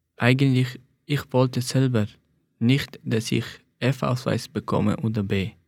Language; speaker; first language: German; non-native, fluent; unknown